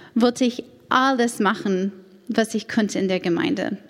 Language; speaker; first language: German; non-native, fluent; English